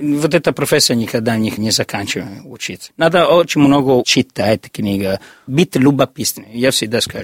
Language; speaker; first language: Russian; non-native, learner; Italian